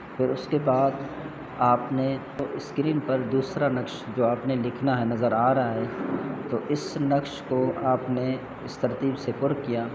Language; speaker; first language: Urdu; non-native, local second language; Sindhi